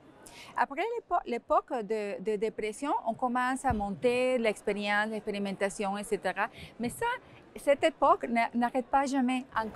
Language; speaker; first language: French; non-native, fluent; Spanish